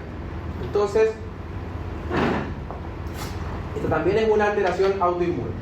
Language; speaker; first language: Spanish; native; Spanish